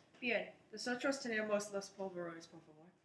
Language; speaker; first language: Spanish; non-native, learner; English